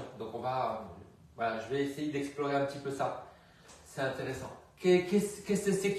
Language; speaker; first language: French; native; French